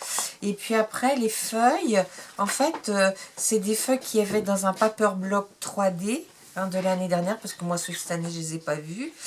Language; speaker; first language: French; native; French